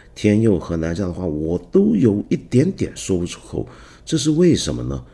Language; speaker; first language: Chinese; non-native, local second language; Cantonese